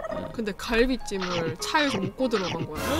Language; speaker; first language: Korean; native; Korean